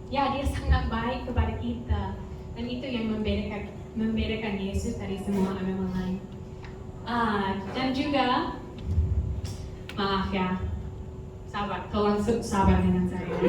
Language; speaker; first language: Indonesian; non-native, fluent; English